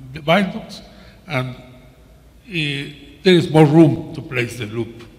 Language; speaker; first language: English; non-native, learner; Spanish